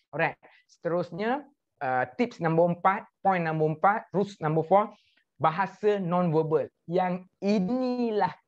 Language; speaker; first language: Malay; native; Malay